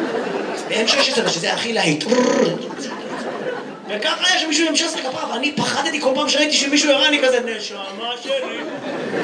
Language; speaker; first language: Hebrew; native; Hebrew